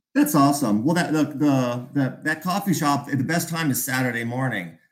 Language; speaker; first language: English; native; English